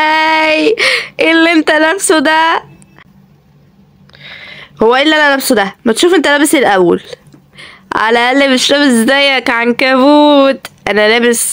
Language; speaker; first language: Arabic; native; Arabic